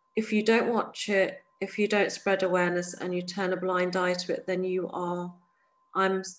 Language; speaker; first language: English; native; English